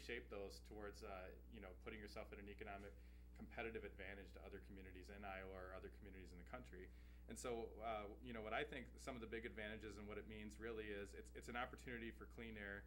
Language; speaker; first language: English; native; English